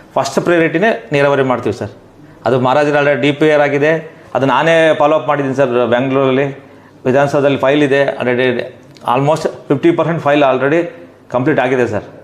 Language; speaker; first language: Kannada; native; Kannada